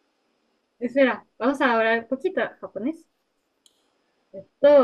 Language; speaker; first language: Spanish; non-native, learner; Japanese